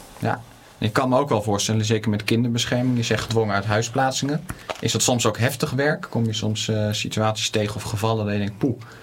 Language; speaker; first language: Dutch; native; Dutch